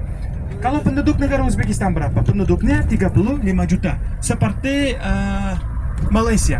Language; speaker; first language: Indonesian; non-native, fluent; Uzbek